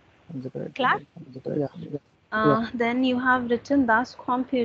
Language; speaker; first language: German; non-native, fluent; Hindi